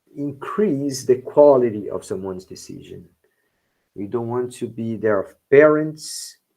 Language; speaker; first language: English; non-native, fluent; Portuguese